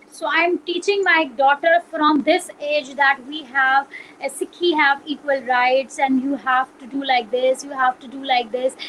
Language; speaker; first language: English; non-native, local second language; Punjabi